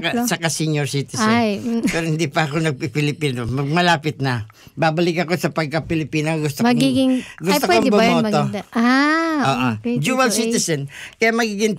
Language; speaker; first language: Filipino; non-native, local second language; Bikol